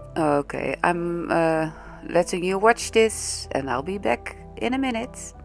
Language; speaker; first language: English; non-native, fluent; Dutch